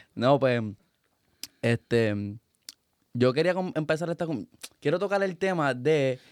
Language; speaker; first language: Spanish; native; Spanish